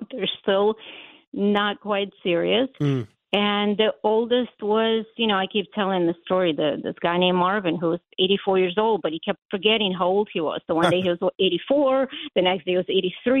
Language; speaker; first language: English; non-native, fluent; Latvian